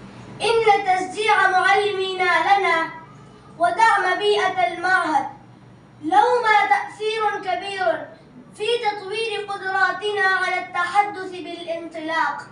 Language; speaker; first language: Arabic; non-native, learner; Urdu